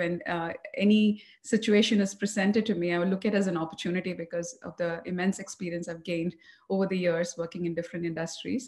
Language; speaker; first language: English; non-native, local second language; Tamil